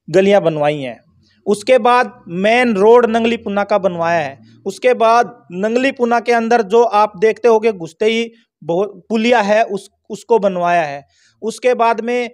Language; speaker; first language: Hindi; native; Hindi